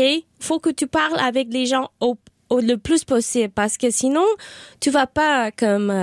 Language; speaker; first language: French; non-native, learner; Spanish